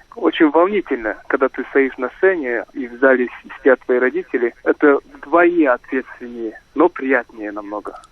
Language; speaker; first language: Russian; non-native, local second language; Kazakh